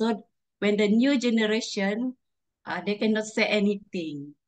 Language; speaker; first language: English; non-native, learner; Malay